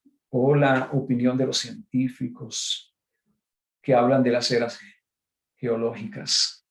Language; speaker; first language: Spanish; native; Spanish